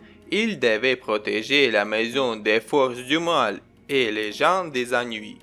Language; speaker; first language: French; non-native, learner; Ukrainian